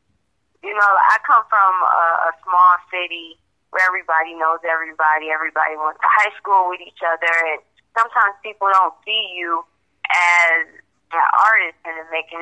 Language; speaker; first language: English; native; English